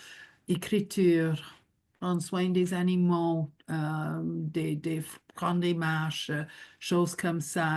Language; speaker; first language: French; non-native, local second language; English